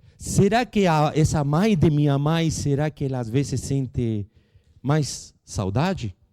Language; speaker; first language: Portuguese; non-native, fluent; Spanish